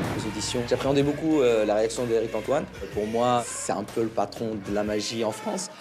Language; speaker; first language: French; non-native, fluent; Arabic